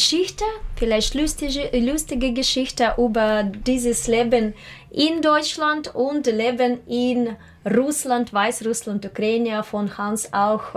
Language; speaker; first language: German; non-native, learner; Russian